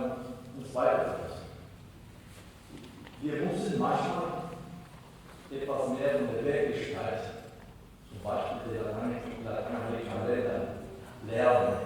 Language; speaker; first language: German; non-native, fluent; Spanish